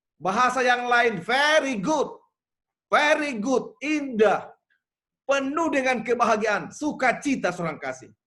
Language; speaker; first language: Indonesian; native; Indonesian